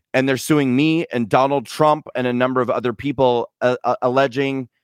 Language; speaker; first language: English; native; English